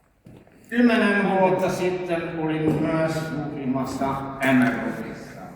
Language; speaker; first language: Finnish; non-native, local second language; Estonian